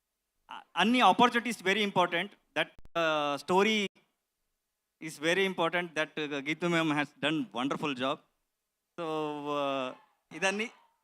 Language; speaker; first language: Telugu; non-native, learner; Kannada